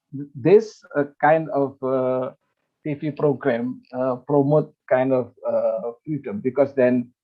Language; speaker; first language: English; non-native, fluent; Indonesian